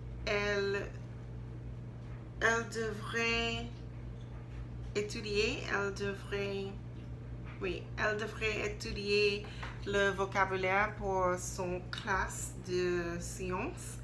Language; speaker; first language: French; non-native, learner; English